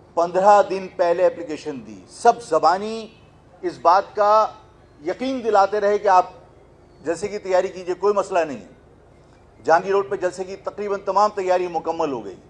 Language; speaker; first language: Urdu; native; Urdu